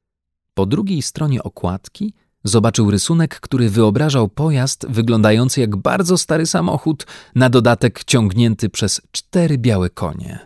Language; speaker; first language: Polish; native; Polish